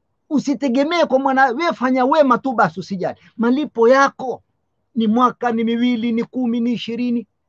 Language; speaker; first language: Swahili; native; Swahili